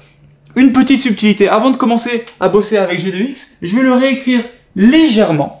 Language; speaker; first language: French; native; French